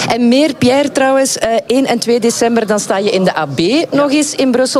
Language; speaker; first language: Dutch; native; Dutch